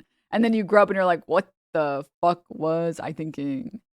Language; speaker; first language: English; native; English